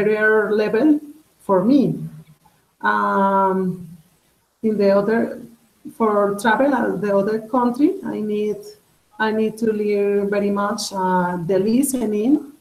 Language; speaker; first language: English; non-native, learner; Spanish